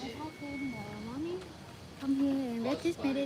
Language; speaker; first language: English; non-native, learner; Vietnamese